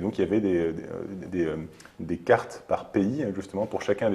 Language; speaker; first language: French; native; French